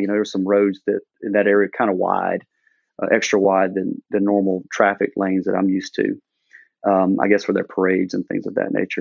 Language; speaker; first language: English; native; English